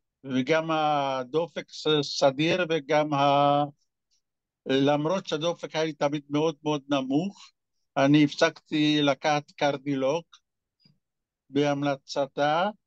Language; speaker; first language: Hebrew; non-native, fluent; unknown